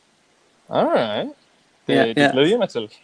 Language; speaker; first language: Danish; non-native, learner; English